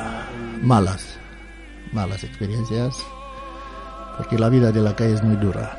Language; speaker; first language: Spanish; non-native, learner; Romanian